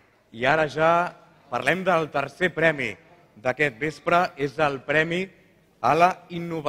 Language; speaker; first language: Catalan; native; Catalan